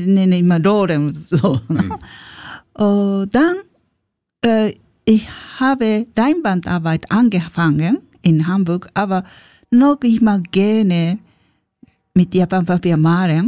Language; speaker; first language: German; non-native, learner; Japanese